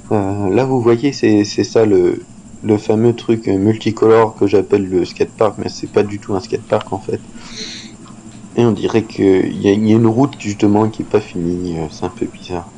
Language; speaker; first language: French; native; French